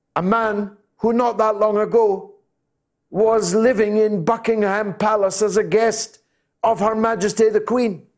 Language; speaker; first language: English; native; English